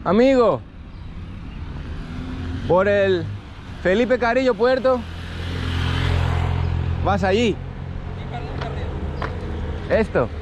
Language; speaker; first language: Spanish; non-native, learner; Greek